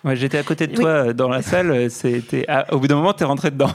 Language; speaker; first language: French; native; French